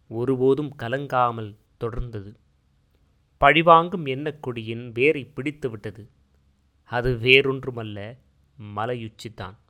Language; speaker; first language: Tamil; native; Tamil